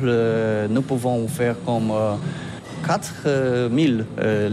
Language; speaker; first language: French; non-native, learner; Polish